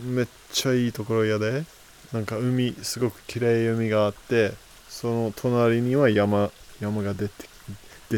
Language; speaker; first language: Japanese; non-native, fluent; English